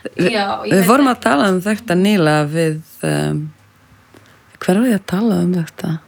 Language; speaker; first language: Icelandic; non-native, fluent; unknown